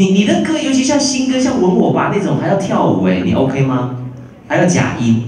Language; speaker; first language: Chinese; native; Chinese